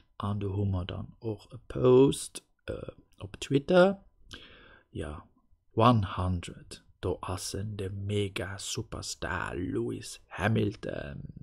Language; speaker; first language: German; non-native, local second language; Luxembourgish